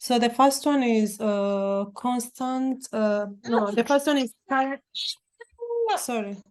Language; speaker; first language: English; non-native, fluent; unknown